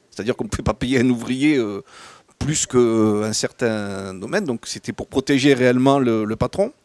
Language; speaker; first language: French; native; French